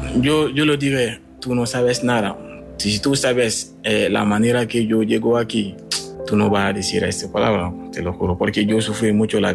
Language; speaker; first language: Spanish; non-native, learner; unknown